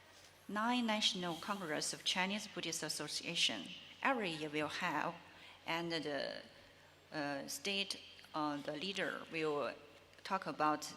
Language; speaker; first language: English; non-native, learner; Chinese